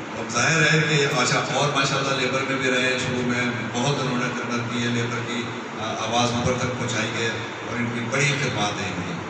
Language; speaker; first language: Urdu; non-native, local second language; Sindhi